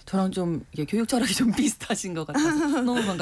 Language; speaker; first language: Korean; native; Korean